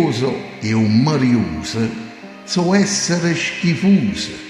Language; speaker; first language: Italian; native; Italian